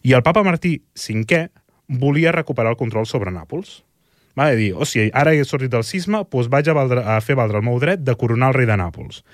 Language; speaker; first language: Catalan; native; Catalan